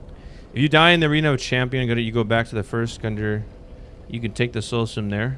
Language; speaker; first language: English; native; English